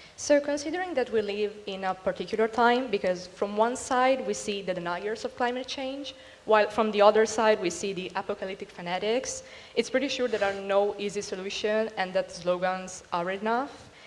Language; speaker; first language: English; non-native, fluent; Italian